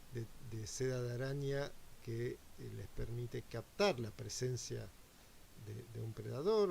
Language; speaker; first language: Spanish; native; Spanish